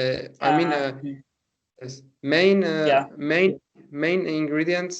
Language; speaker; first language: English; non-native, learner; Persian